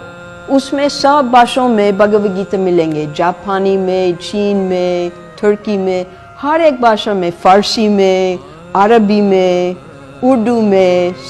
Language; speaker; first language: Hindi; non-native, fluent; English